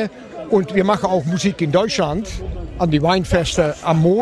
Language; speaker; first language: German; non-native, learner; Dutch